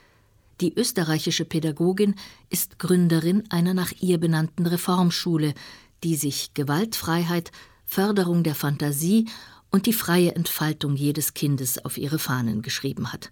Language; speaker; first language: German; native; German